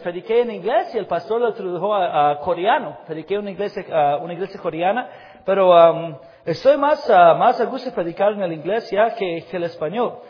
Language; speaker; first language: Spanish; non-native, fluent; English